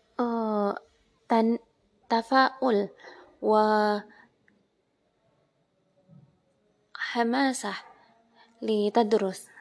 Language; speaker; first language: Arabic; non-native, learner; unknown